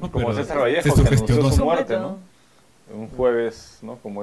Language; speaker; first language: Spanish; native; Spanish